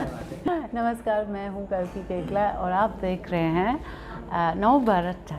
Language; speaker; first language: Hindi; non-native, local second language; French